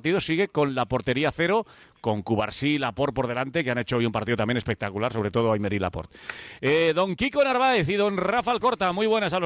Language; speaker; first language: Spanish; native; Spanish